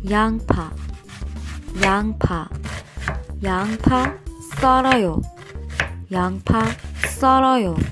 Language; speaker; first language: Korean; non-native, fluent; Spanish